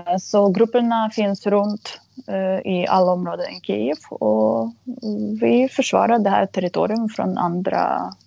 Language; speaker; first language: Swedish; non-native, fluent; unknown